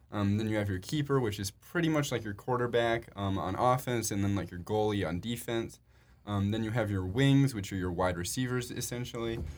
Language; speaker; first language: English; native; English